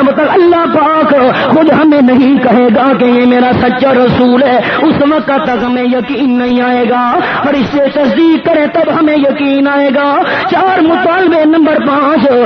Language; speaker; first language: Urdu; non-native, local second language; Pashto